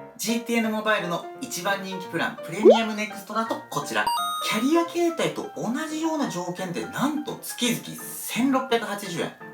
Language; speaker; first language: Japanese; native; Japanese